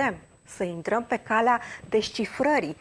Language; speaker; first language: Romanian; native; Romanian